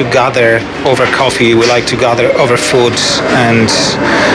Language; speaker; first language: English; non-native, fluent; Polish